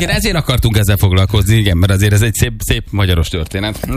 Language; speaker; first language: Hungarian; native; Hungarian